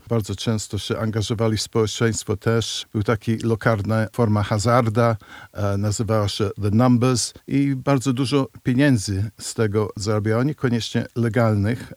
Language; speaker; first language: Polish; non-native, fluent; English